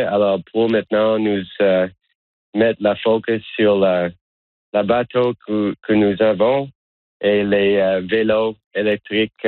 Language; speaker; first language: French; non-native, learner; English